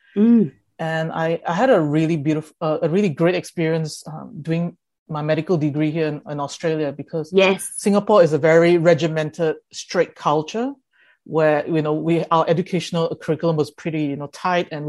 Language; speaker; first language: English; early bilingual, other home language; Indonesian